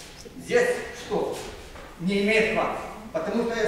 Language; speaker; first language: Russian; non-native, learner; Serbian